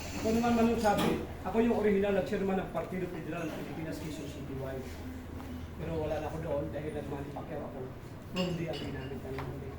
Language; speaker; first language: Filipino; native; Filipino